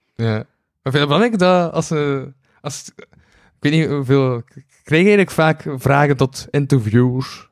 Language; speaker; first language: Dutch; native; Dutch